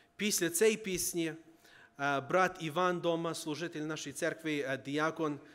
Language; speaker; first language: Ukrainian; early bilingual, heritage; Ukrainian